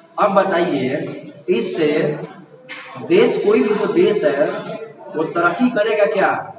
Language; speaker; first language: Hindi; native; Hindi